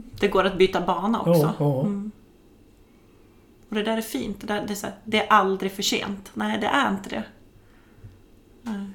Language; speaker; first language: Swedish; native; Swedish